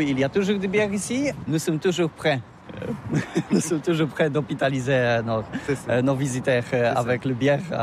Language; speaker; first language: French; non-native, learner; Polish